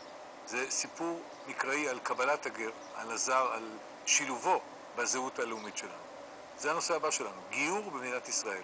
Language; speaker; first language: Hebrew; native; Hebrew